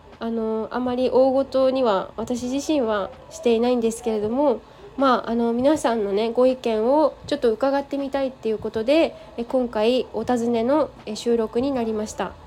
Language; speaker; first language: Japanese; native; Japanese